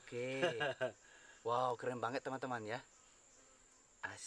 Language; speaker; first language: Indonesian; non-native, learner; English